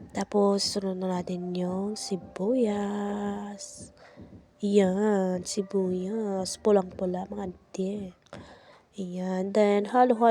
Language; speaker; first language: Filipino; non-native, local second language; Iloko